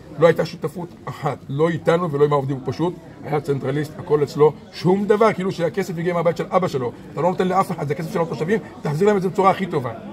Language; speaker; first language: Hebrew; native; Hebrew